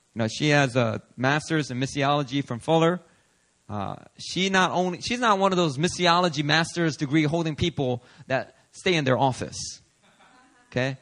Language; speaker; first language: English; native; English